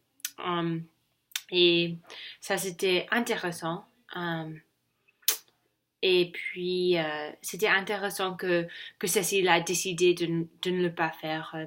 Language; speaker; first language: French; non-native, learner; English